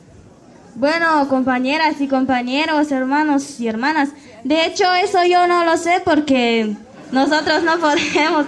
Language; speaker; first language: Spanish; non-native, local second language; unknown